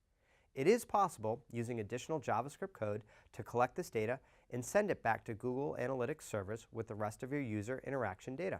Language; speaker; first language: English; native; English